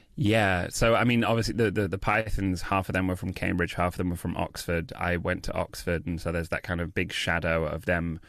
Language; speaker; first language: English; native; English